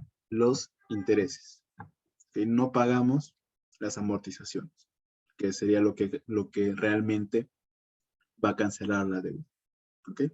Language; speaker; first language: Spanish; native; Spanish